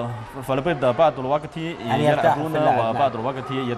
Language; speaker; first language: Arabic; non-native, learner; Chinese